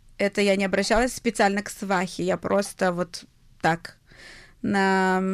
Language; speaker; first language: Russian; early bilingual, heritage; Russian